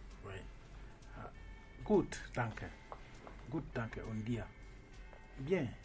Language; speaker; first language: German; non-native, fluent; French